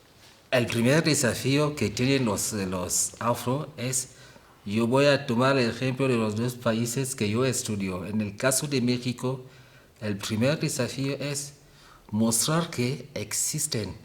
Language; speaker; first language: Spanish; non-native, fluent; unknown